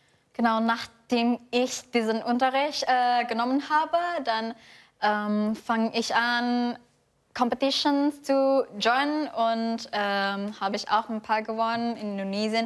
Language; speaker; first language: German; non-native, fluent; Indonesian